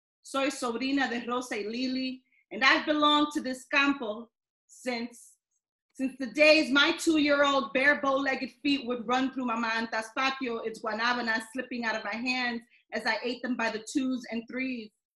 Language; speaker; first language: English; early bilingual, other home language; Spanish